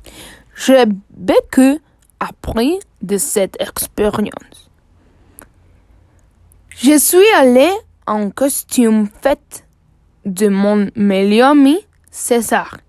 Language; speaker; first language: French; non-native, learner; Spanish